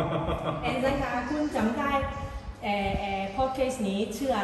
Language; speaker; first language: Thai; non-native, learner; Cantonese